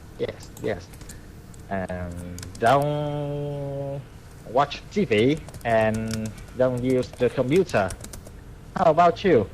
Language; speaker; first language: English; non-native, learner; Vietnamese